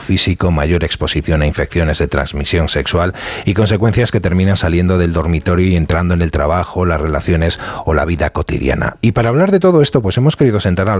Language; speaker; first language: Spanish; native; Spanish